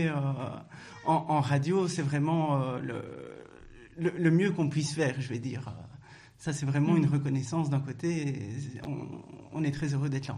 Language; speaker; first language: French; native; French